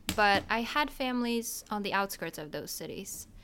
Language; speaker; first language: English; early bilingual, other home language; Polish